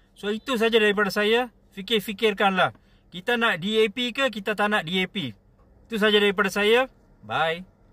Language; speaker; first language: Malay; non-native, local second language; Tamil